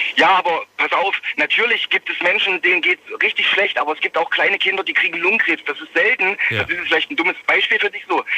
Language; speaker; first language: German; native; German